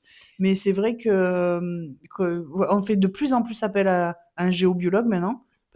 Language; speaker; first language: French; native; French